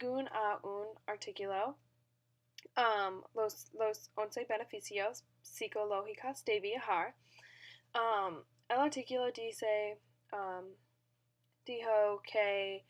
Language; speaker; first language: Spanish; non-native, learner; English